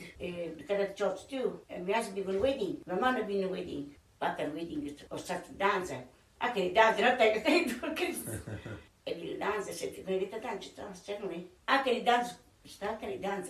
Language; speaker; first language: English; non-native, learner; Italian